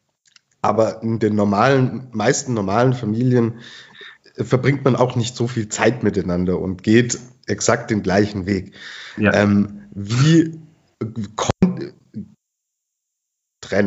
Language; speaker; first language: German; native; German